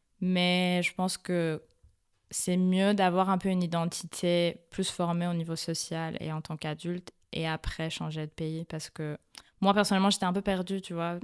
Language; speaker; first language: French; non-native, fluent; Persian